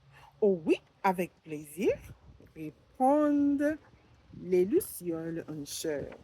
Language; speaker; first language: French; non-native, learner; English